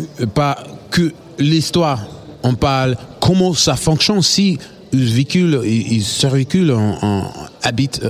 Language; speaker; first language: French; non-native, learner; English